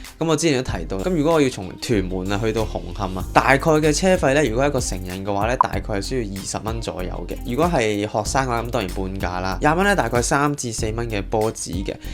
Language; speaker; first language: Cantonese; native; Cantonese